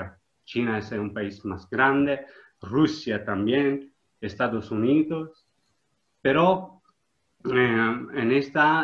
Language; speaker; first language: Spanish; non-native, learner; Italian